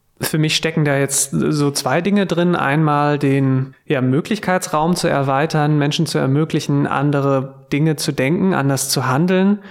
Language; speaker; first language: German; native; German